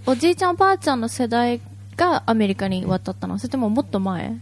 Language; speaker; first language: Japanese; native; Japanese